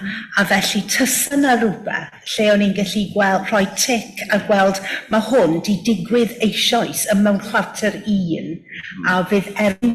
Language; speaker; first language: Welsh; native; Welsh